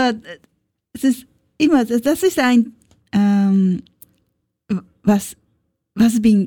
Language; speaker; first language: German; non-native, learner; Japanese